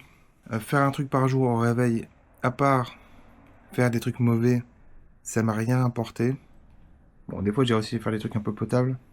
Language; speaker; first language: French; native; French